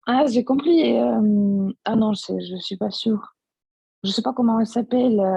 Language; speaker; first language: French; non-native, fluent; Russian